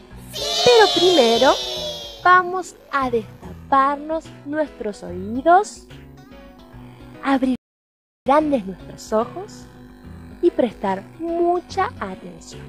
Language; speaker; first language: Spanish; native; Spanish